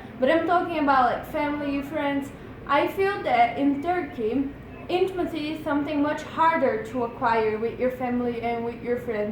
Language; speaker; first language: English; non-native, fluent; Portuguese